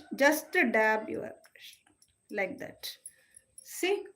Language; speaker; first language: English; non-native, local second language; Tamil